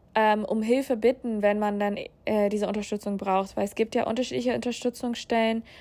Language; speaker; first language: German; non-native, fluent; English